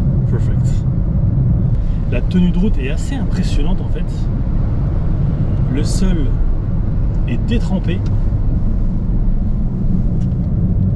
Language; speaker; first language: French; native; French